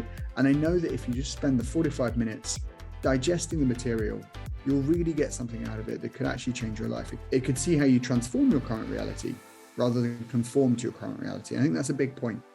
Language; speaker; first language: English; native; English